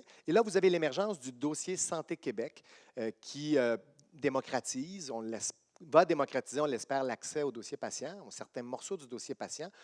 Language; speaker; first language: French; native; French